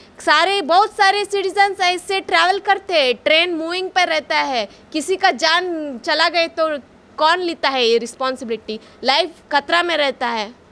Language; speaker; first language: Hindi; non-native, local second language; Kannada